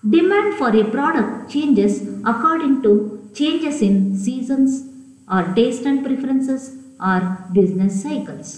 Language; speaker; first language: English; non-native, local second language; Kannada